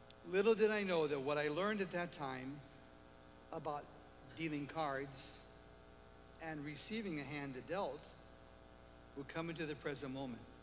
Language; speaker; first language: English; native; English